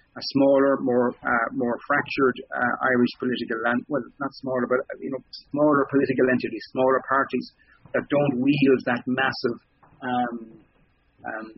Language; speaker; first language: English; native; English